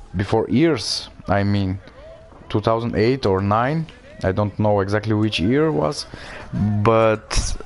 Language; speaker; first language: English; non-native, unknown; Bulgarian